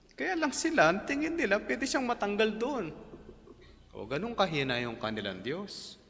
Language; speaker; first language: Filipino; non-native, local second language; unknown